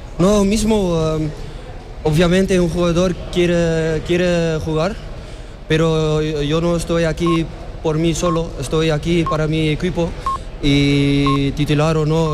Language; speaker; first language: Spanish; non-native, learner; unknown